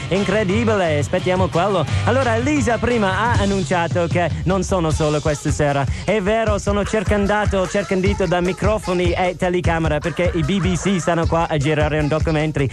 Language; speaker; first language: Italian; non-native, fluent; English